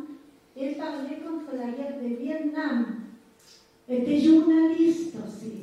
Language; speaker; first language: French; non-native, fluent; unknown